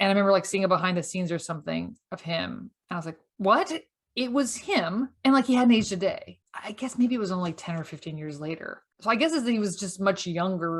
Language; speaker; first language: English; native; English